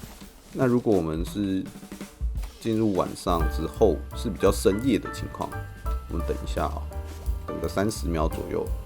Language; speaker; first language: Chinese; native; Chinese